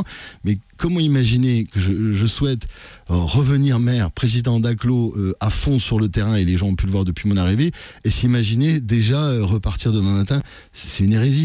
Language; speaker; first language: French; native; French